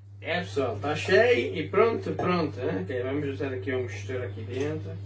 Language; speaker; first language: Portuguese; non-native, fluent; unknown